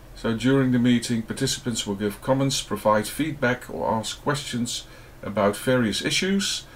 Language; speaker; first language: English; non-native, fluent; Dutch